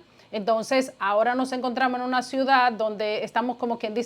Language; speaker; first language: Spanish; native; Spanish